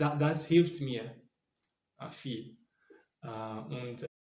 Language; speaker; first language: German; non-native, learner; Portuguese